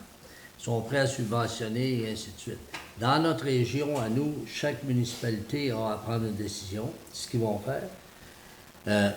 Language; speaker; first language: French; native; French